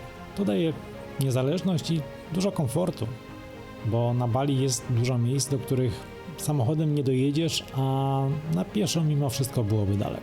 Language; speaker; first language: Polish; native; Polish